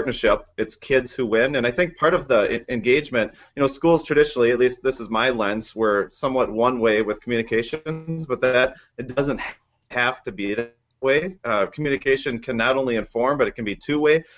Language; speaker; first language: English; native; English